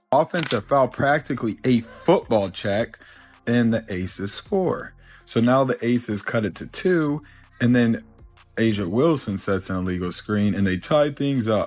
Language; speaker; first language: English; native; English